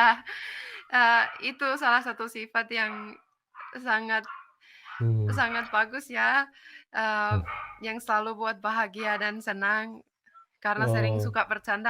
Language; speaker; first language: Indonesian; non-native, fluent; Finnish